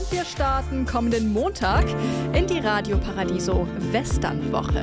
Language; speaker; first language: German; native; German